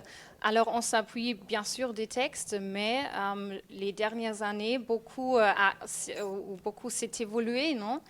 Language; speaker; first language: French; non-native, fluent; German